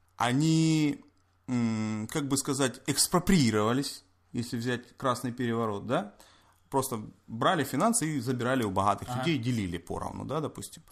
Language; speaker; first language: Russian; native; Russian